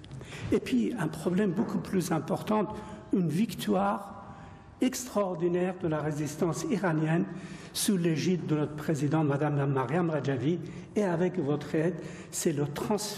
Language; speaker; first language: French; non-native, fluent; Persian